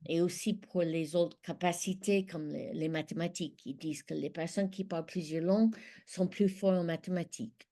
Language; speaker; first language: French; non-native, fluent; English